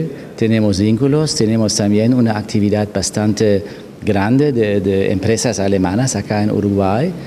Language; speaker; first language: Spanish; non-native, fluent; German